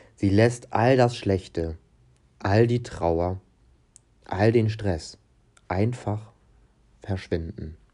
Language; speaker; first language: German; non-native, fluent; Portuguese